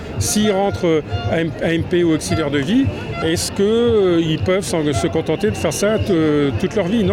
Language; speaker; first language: French; native; French